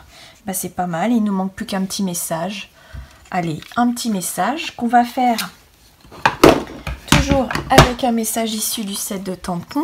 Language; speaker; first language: French; native; French